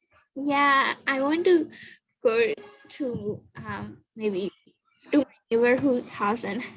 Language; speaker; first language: English; non-native, learner; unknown